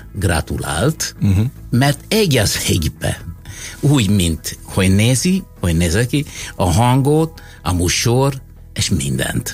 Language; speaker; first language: Hungarian; non-native, fluent; Italian